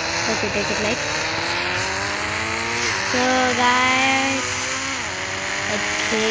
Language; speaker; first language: Telugu; native; Telugu